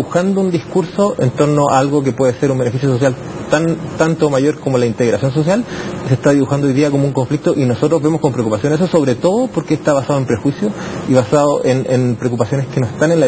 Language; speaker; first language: Spanish; native; Spanish